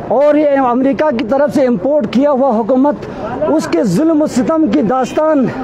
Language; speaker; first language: Urdu; non-native, local second language; Balti